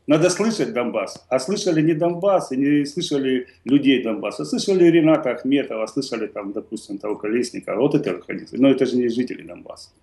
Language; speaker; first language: Russian; native; Russian